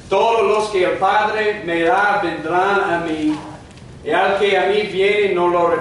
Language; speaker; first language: Spanish; non-native, fluent; English